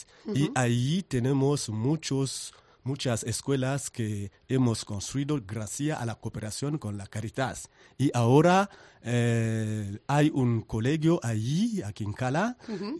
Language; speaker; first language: Spanish; non-native, learner; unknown